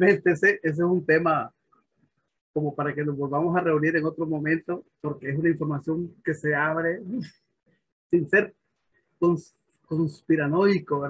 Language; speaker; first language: Spanish; native; Spanish